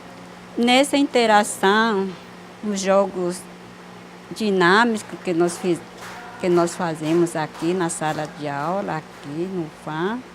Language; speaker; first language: Portuguese; non-native, local second language; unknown